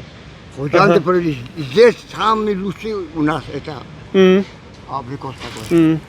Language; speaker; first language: Russian; non-native, local second language; Tajik